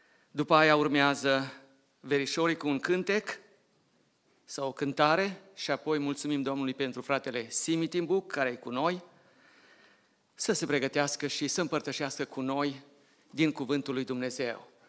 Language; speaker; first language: Romanian; native; Romanian